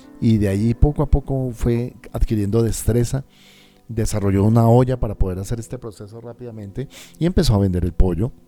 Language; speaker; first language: Spanish; native; Spanish